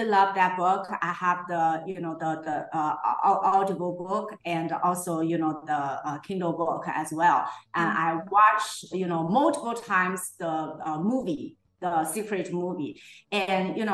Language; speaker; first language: English; non-native, fluent; Chinese